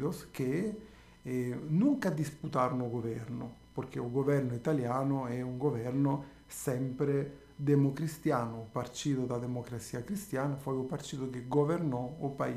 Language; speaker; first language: Portuguese; non-native, fluent; Italian